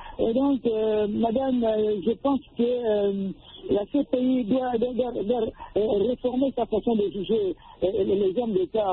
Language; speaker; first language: French; non-native, local second language; Lingala